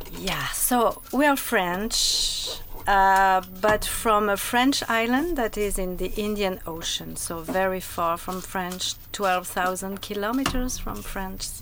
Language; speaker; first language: English; non-native, learner; French